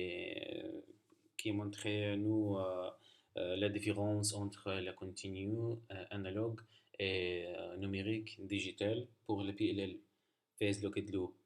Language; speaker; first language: French; non-native, learner; Arabic